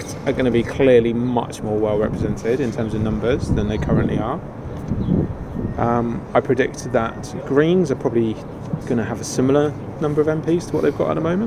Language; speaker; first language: English; native; English